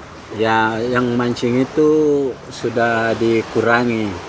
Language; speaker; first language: Indonesian; non-native, local second language; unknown